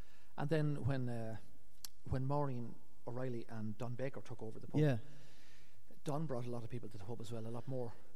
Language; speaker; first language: English; native; English